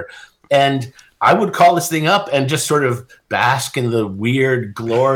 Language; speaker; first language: English; native; English